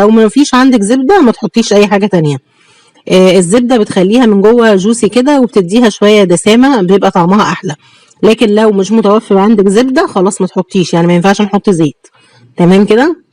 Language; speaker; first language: Arabic; native; Arabic